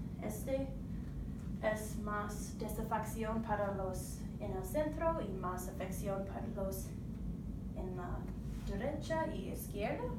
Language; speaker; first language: Spanish; non-native, learner; English